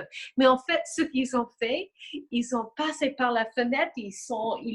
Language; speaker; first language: French; non-native, fluent; English